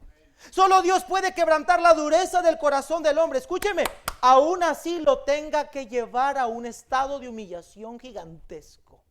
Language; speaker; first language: Spanish; native; Spanish